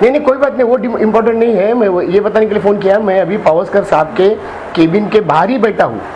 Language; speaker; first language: Hindi; non-native, local second language; Marathi